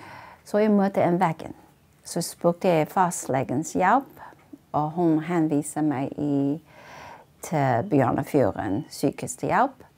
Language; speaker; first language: Norwegian; non-native, fluent; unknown